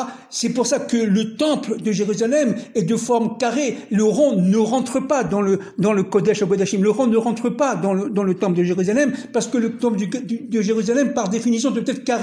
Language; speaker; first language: French; native; French